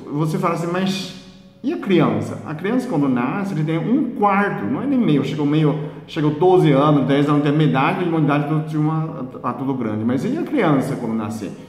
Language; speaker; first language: Portuguese; non-native, fluent; Chinese